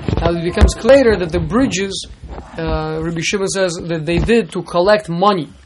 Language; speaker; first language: English; native; English